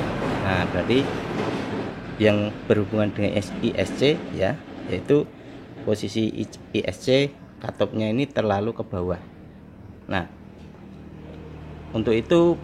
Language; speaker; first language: Indonesian; native; Indonesian